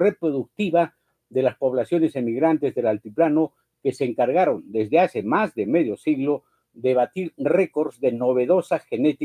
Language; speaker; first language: Spanish; native; Spanish